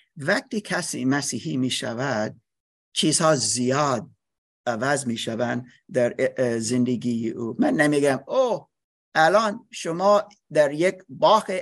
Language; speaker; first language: Persian; non-native, learner; English